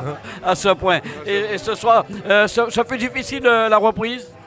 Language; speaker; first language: French; native; French